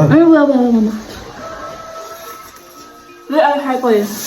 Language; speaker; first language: Chinese; non-native, learner; Filipino